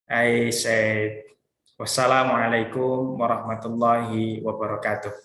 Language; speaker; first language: English; non-native, learner; Indonesian